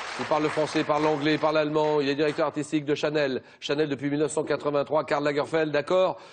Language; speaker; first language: French; native; French